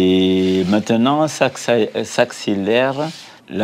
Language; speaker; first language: French; non-native, local second language; Malagasy